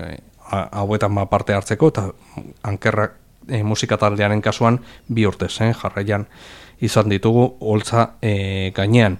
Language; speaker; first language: Basque; native; Basque